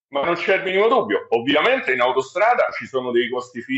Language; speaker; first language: Italian; native; Italian